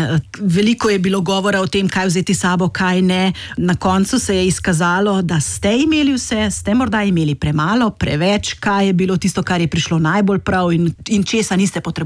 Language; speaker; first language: Slovenian; native; Slovenian